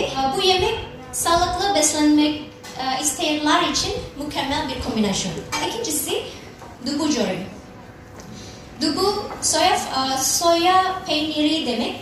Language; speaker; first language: Turkish; non-native, learner; Indonesian